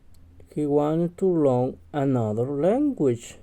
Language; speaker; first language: English; non-native, learner; Spanish